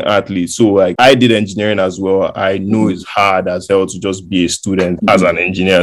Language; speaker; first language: English; non-native, local second language; Yoruba